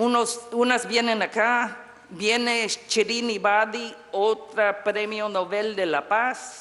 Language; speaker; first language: Spanish; non-native, fluent; English